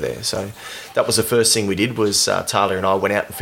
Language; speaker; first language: English; native; English